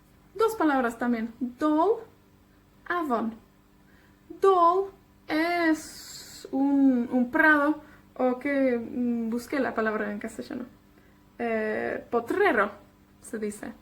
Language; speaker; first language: Spanish; non-native, fluent; Welsh